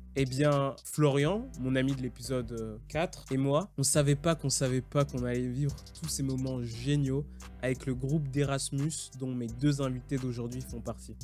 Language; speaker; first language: French; native; French